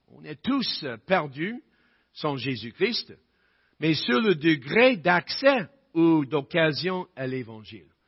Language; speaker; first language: French; non-native, fluent; English